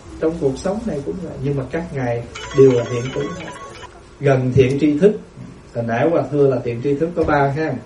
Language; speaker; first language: Vietnamese; native; Vietnamese